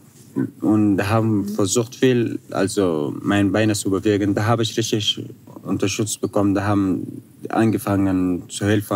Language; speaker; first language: German; non-native, fluent; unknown